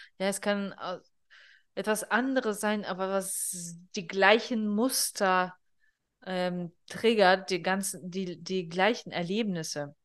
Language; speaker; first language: German; non-native, fluent; Russian